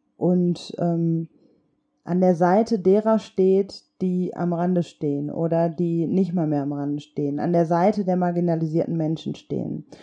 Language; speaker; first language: German; native; German